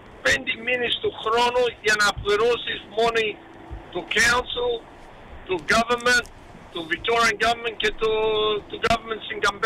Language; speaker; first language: Greek; early bilingual, heritage; Greek